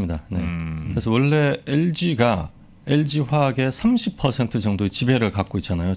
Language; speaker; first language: Korean; native; Korean